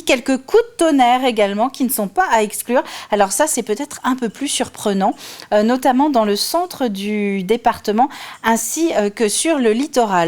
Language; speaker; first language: French; native; French